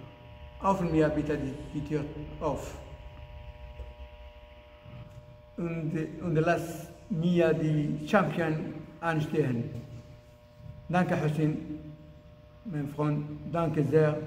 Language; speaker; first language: German; non-native, learner; Arabic